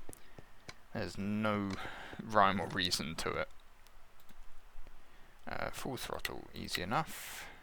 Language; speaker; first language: English; native; English